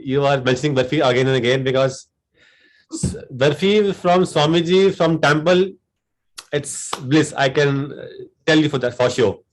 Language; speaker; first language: English; non-native, local second language; Hindi